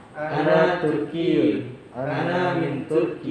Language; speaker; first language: Arabic; non-native, learner; Indonesian